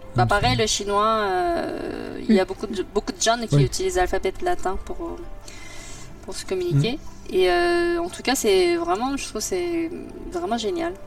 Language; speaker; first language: French; non-native, fluent; Korean